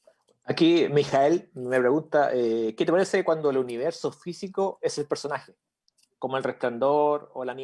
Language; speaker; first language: Spanish; native; Spanish